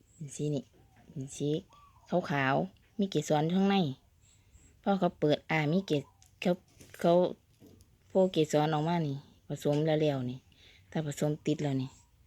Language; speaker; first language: Thai; native; Thai